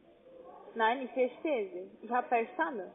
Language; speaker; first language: German; non-native, learner; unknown